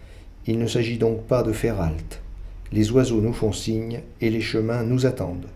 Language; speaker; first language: French; native; French